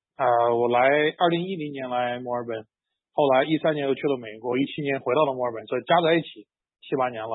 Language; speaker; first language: Chinese; native; Chinese